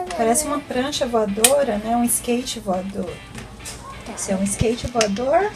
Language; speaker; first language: Portuguese; native; Portuguese